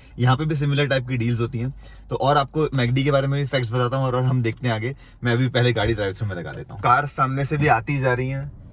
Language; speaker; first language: Hindi; native; Hindi